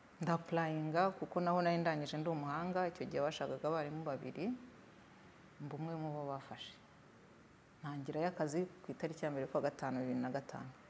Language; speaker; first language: Kinyarwanda; native; Kinyarwanda